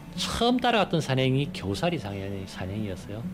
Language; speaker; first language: Korean; native; Korean